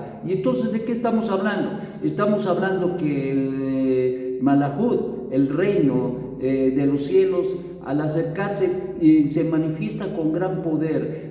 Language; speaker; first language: Spanish; native; Spanish